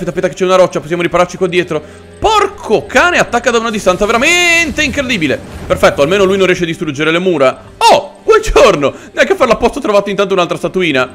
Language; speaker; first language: Italian; native; Italian